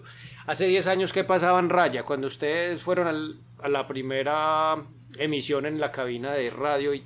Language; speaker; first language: Spanish; native; Spanish